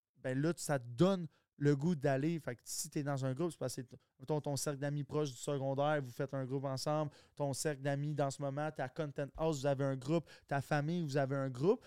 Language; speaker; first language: French; native; French